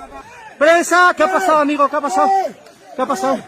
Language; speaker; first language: Spanish; native; Spanish